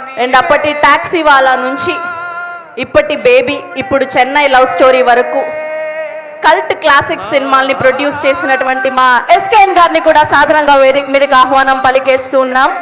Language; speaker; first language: Telugu; native; Telugu